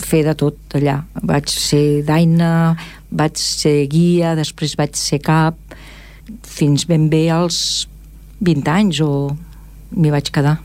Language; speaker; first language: Catalan; native; Catalan